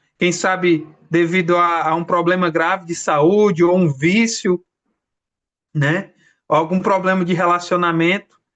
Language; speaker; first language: Portuguese; native; Portuguese